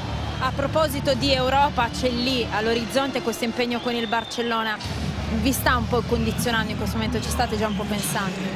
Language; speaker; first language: Italian; native; Italian